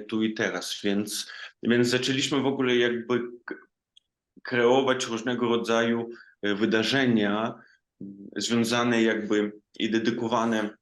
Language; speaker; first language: Polish; non-native, fluent; Ukrainian